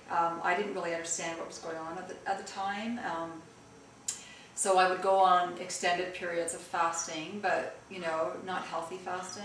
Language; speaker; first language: English; early bilingual, other home language; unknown